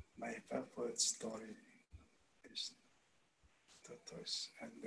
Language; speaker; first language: English; non-native, learner; Indonesian